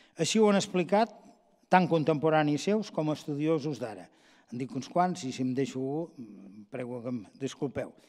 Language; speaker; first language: Catalan; native; Catalan